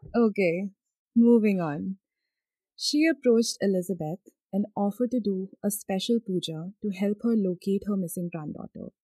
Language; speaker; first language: English; non-native, local second language; Hindi